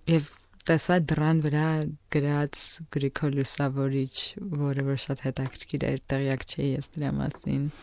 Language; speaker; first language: Armenian; native; Armenian